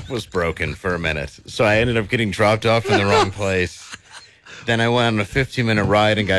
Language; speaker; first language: English; native; English